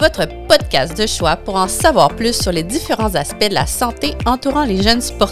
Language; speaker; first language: French; native; French